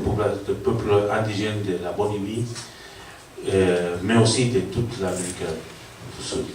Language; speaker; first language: French; non-native, learner; Spanish